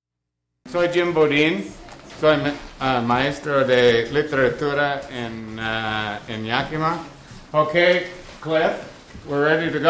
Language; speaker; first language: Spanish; non-native, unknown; English